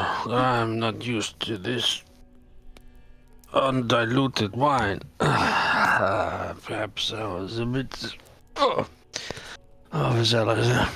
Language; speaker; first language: English; non-native, fluent; French